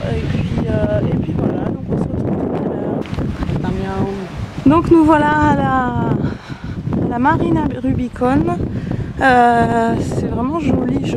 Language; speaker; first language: French; native; French